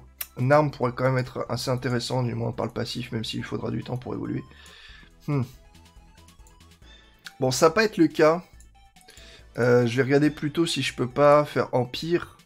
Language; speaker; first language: French; native; French